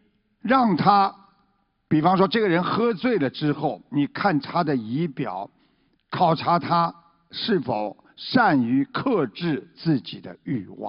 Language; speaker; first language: Chinese; native; Chinese